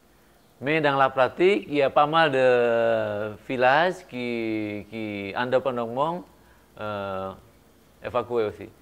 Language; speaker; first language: French; non-native, fluent; Indonesian